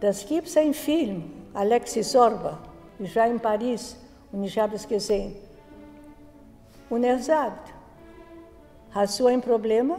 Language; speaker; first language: German; non-native, learner; Portuguese